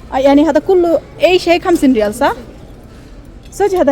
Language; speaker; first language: Arabic; non-native, learner; Bangla